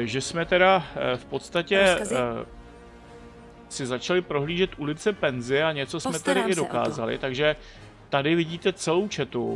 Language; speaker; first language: Czech; native; Czech